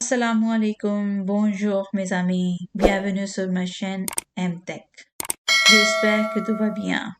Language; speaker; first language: French; non-native, learner; Urdu